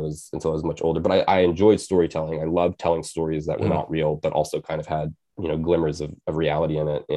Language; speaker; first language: English; native; English